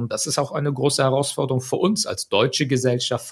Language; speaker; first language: German; early bilingual, other home language; Turkish